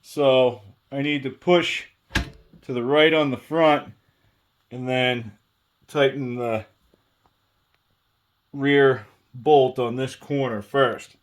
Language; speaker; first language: English; native; English